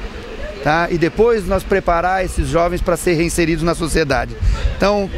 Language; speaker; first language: Portuguese; native; Portuguese